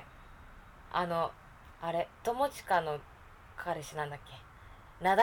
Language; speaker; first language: Japanese; native; Japanese